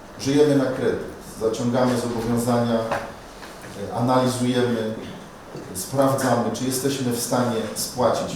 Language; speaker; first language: Polish; native; Polish